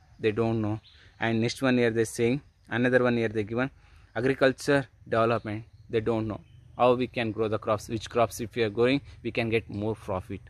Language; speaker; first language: English; non-native, local second language; Kannada